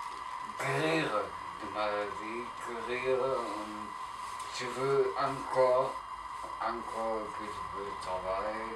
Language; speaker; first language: French; non-native, learner; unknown